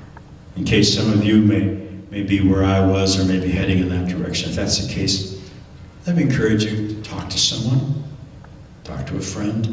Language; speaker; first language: English; native; English